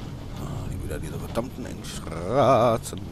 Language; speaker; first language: German; native; German